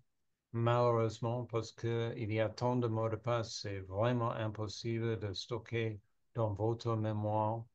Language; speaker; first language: French; non-native, learner; English